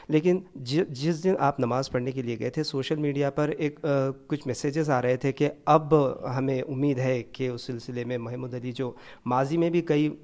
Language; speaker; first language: Urdu; native; Urdu